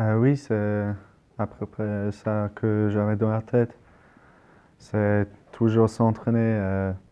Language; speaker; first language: French; non-native, local second language; German